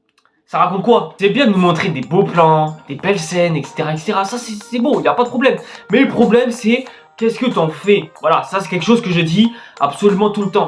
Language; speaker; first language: French; native; French